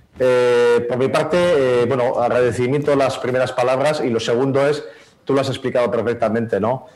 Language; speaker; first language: Spanish; native; Spanish